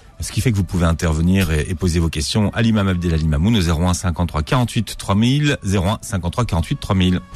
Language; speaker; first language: French; native; French